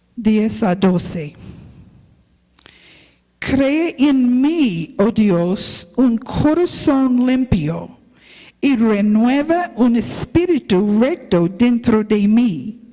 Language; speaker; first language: Spanish; non-native, learner; English